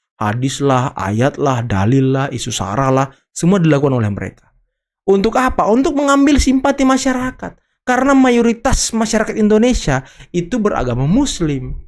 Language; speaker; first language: Indonesian; native; Indonesian